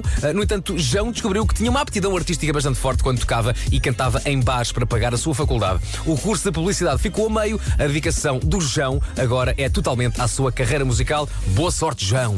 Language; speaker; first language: Portuguese; native; Portuguese